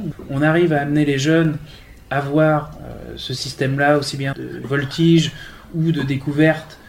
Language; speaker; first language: French; native; French